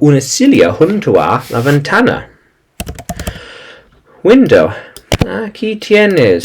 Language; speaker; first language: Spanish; non-native, learner; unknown